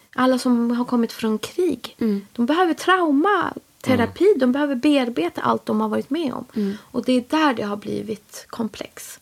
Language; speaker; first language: Swedish; early bilingual, other home language; Spanish